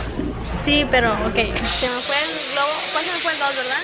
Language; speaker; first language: Spanish; native; Spanish